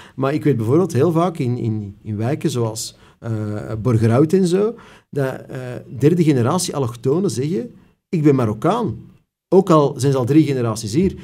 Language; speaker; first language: Dutch; native; Dutch